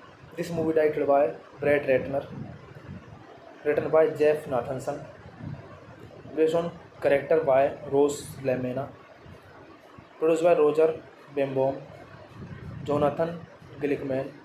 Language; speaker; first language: English; non-native, learner; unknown